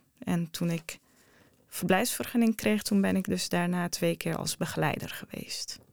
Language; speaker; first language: Dutch; early bilingual, other home language; Arabic